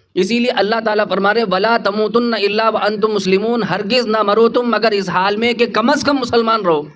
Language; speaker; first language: Urdu; native; Urdu